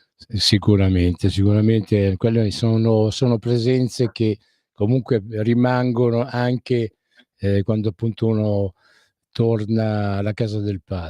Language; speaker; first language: Italian; native; Italian